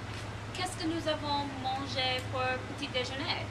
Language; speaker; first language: French; non-native, learner; English